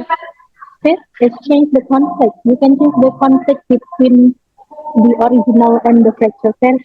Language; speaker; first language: English; non-native, learner; Indonesian